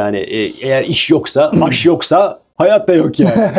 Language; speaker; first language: Turkish; native; Turkish